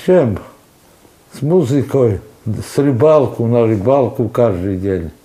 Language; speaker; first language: Russian; non-native, local second language; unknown